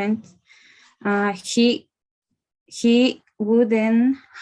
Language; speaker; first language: English; non-native, learner; Spanish